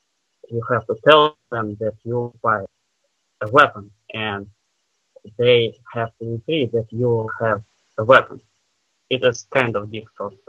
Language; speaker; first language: English; non-native, learner; Russian